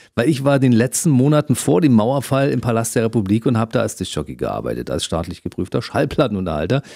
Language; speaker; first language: German; native; German